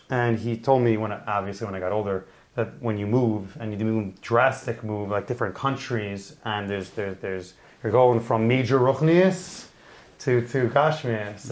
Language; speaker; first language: English; native; English